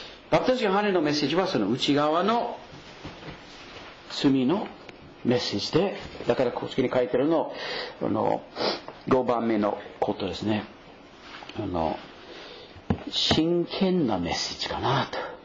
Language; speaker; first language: Japanese; non-native, fluent; English